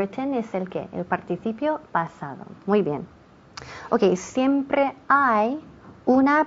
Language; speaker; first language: Spanish; non-native, fluent; English